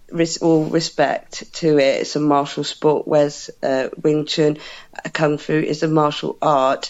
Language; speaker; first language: English; native; English